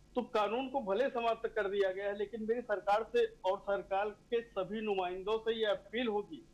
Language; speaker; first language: Hindi; native; Hindi